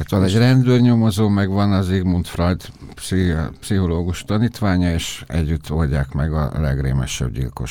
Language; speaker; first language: Hungarian; native; Hungarian